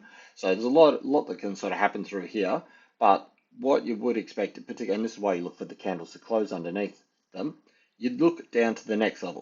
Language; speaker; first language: English; native; English